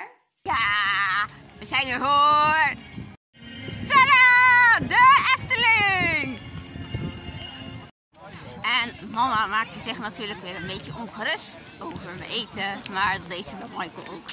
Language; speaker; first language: Dutch; native; Dutch